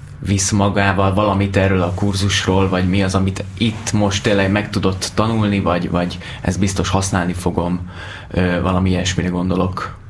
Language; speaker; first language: Hungarian; native; Hungarian